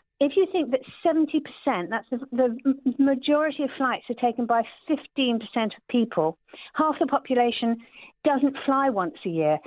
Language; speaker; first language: English; native; English